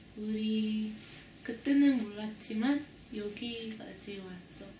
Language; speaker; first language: Korean; non-native, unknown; English